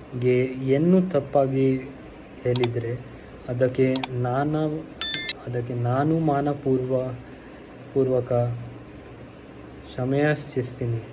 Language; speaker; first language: Kannada; non-native, learner; Hindi